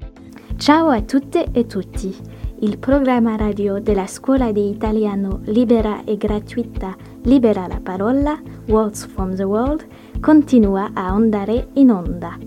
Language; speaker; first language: Italian; non-native, learner; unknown